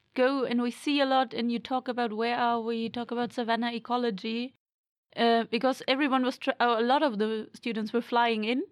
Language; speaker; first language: English; non-native, fluent; German